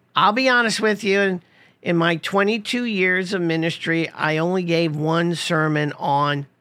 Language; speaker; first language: English; native; English